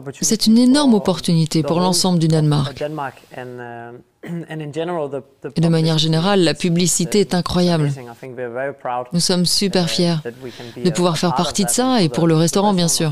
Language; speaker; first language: French; non-native, fluent; Danish